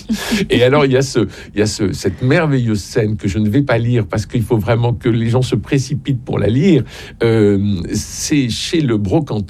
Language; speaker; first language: French; native; French